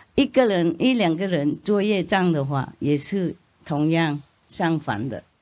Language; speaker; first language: Chinese; non-native, fluent; Vietnamese